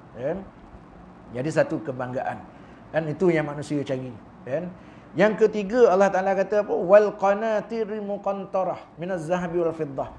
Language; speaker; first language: Malay; native; Malay